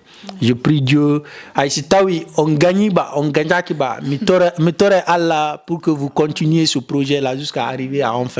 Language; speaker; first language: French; non-native, local second language; Fula